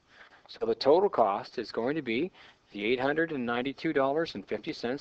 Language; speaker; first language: English; native; English